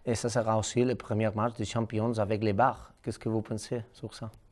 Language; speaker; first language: French; non-native, learner; Catalan